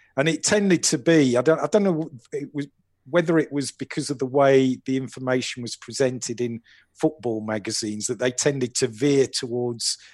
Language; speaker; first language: English; native; English